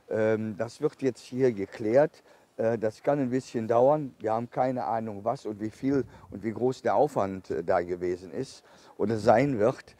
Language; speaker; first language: German; native; German